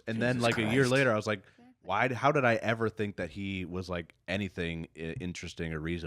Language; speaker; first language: English; native; English